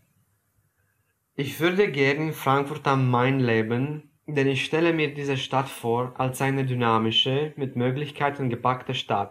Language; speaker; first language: German; non-native, fluent; Romanian